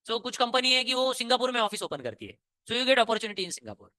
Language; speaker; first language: Hindi; non-native, local second language; Marathi